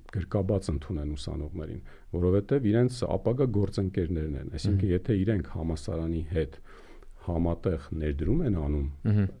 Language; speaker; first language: Armenian; native; Armenian